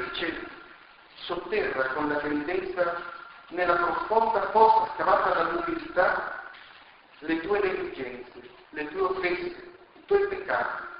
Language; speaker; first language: Italian; non-native, fluent; Spanish